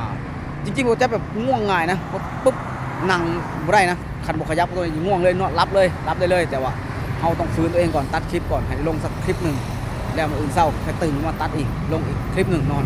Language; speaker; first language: Thai; non-native, local second language; Northeastern Thai